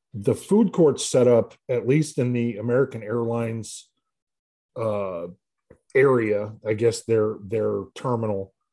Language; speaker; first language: English; native; English